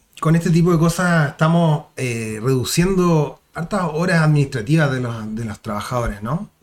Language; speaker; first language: Spanish; native; Spanish